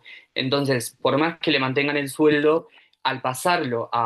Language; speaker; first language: Spanish; native; Spanish